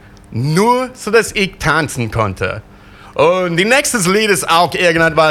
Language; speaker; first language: German; non-native, fluent; English